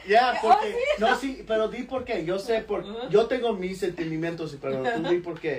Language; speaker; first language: Spanish; early bilingual, heritage; Spanish